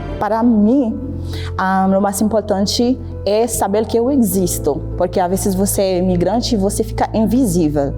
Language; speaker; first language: Portuguese; non-native, fluent; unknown